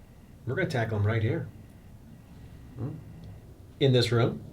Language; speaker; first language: English; native; English